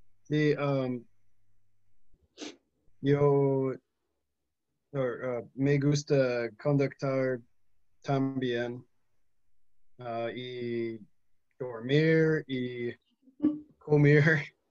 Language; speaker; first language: Spanish; non-native, learner; English